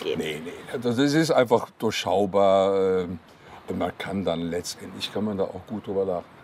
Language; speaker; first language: German; native; German